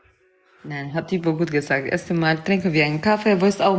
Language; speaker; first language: German; non-native, learner; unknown